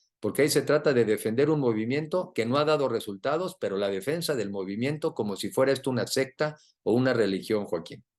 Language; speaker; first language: Spanish; native; Spanish